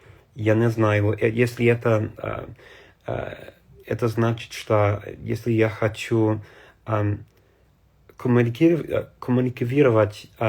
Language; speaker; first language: Russian; non-native, learner; English